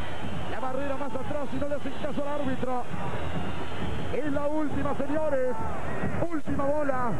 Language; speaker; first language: Spanish; native; Spanish